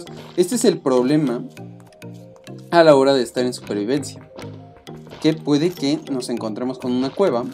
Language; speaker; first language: Spanish; native; Spanish